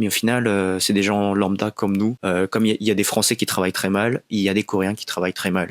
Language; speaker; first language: French; native; French